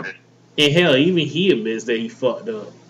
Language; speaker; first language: English; native; English